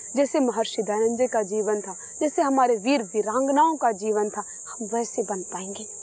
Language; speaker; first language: Hindi; native; Hindi